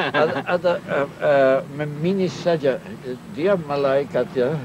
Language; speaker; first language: Indonesian; non-native, local second language; Dutch